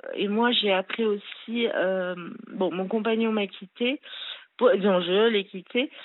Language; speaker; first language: French; native; French